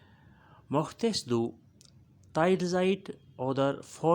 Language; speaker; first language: German; non-native, learner; Urdu